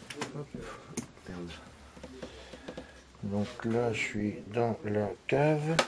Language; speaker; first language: French; native; French